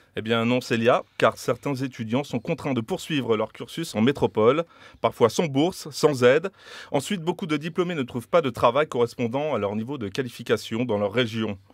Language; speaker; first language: French; native; French